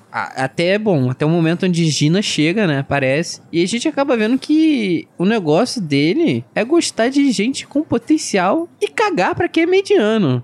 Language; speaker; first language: Portuguese; native; Portuguese